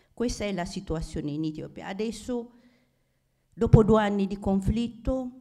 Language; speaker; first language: Italian; non-native, fluent; Amharic